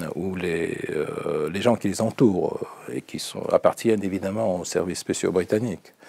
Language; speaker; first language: French; non-native, fluent; Russian